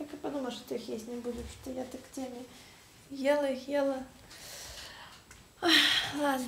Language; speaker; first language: Russian; early bilingual, heritage; Russian